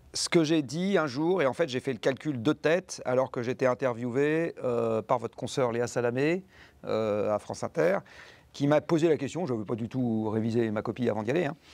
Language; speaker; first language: French; native; French